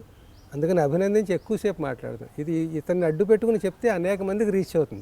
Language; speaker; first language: Telugu; native; Telugu